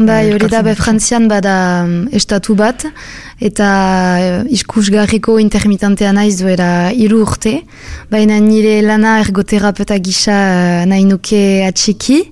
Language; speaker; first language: Basque; non-native, local second language; French